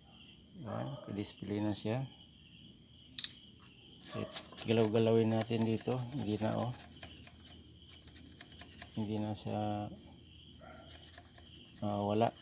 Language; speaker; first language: Filipino; non-native, local second language; Cebuano